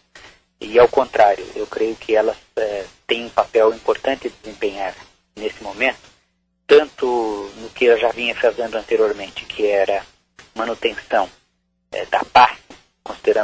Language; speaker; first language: Portuguese; native; Portuguese